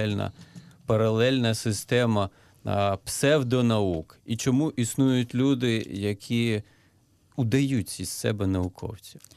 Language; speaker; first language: Ukrainian; native; Ukrainian